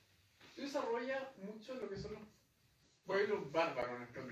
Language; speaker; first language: Spanish; native; Spanish